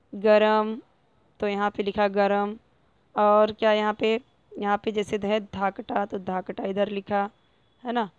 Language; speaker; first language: Hindi; non-native, local second language; Marathi